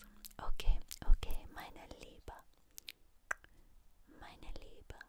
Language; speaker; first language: German; non-native, learner; English